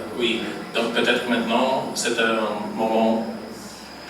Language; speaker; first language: French; non-native, fluent; Polish